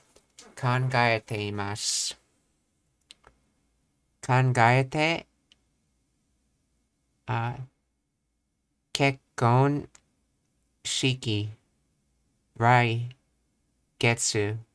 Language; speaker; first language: Japanese; non-native, learner; English